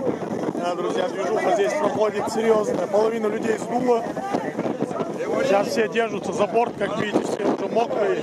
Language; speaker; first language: Russian; native; Russian